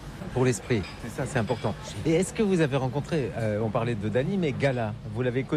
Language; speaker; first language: French; native; French